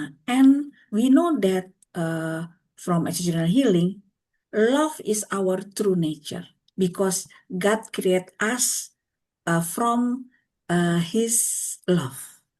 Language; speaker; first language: English; non-native, learner; Indonesian